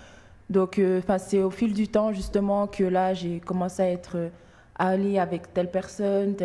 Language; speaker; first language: French; early bilingual, other home language; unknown